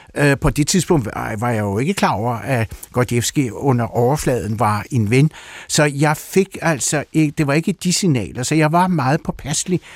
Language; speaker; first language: Danish; early bilingual, other home language; Russian